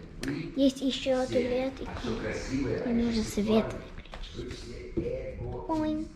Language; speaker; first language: Russian; non-native, learner; English